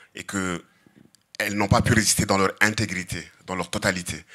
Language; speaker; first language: French; non-native, local second language; Serer